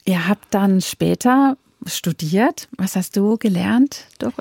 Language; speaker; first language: German; native; German